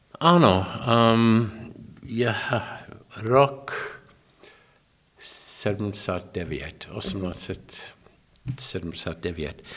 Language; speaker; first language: Czech; non-native, learner; English